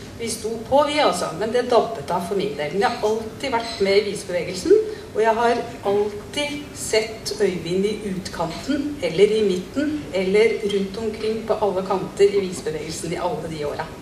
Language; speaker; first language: Norwegian; native; Norwegian